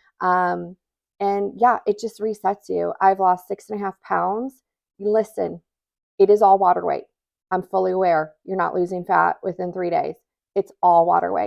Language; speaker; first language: English; native; English